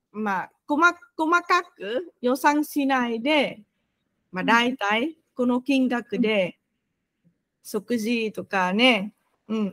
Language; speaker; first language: Japanese; non-native, fluent; Vietnamese